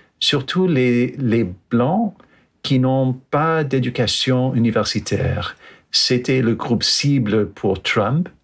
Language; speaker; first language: French; non-native, fluent; English